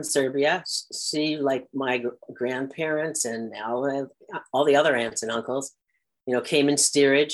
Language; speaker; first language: English; native; English